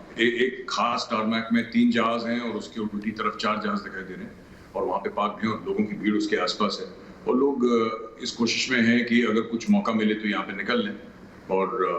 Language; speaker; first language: Hindi; native; Hindi